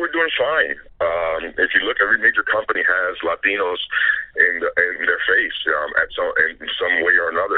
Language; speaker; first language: English; non-native, fluent; Spanish